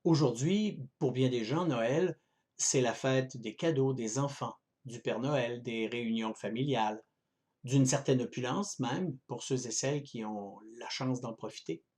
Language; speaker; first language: French; native; French